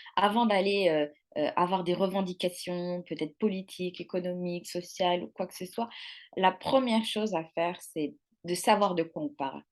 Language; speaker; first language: French; non-native, local second language; Arabic